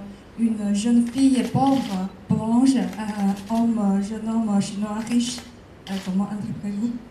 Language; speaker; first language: French; non-native, learner; Chinese